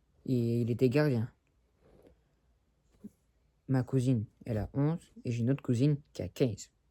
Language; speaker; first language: French; early bilingual, other home language; Spanish